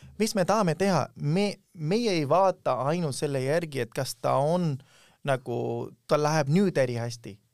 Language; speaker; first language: Estonian; non-native, fluent; Urdu